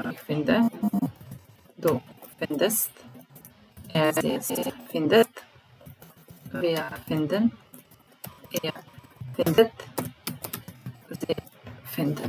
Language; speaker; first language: German; non-native, fluent; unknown